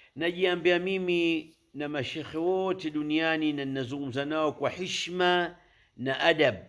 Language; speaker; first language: Swahili; native; Swahili